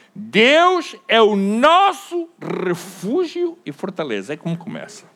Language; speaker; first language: Portuguese; native; Portuguese